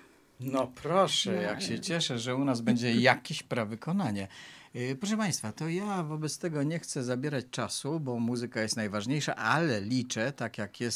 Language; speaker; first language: Polish; native; Polish